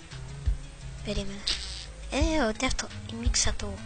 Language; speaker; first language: Greek; native; Greek